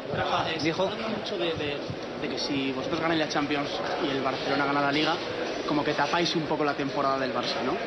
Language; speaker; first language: Spanish; non-native, fluent; French